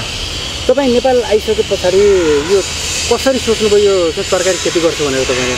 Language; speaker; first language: Nepali; native; Nepali